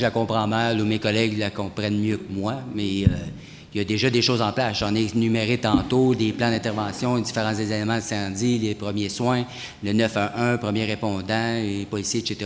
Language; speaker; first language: French; native; French